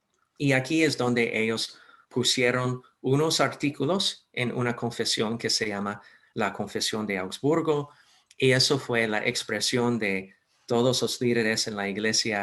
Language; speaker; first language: Spanish; non-native, fluent; English